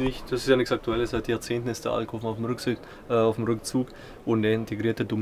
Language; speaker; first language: German; native; German